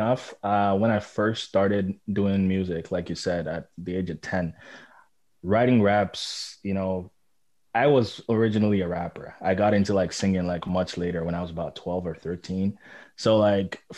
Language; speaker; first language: English; non-native, local second language; Igbo